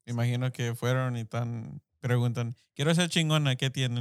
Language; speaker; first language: Spanish; early bilingual, heritage; Spanish